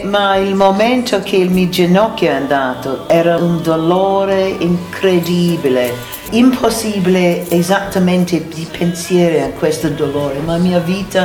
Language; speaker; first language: Italian; non-native, learner; English